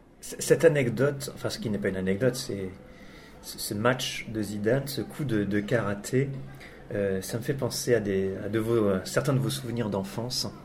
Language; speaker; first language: French; native; French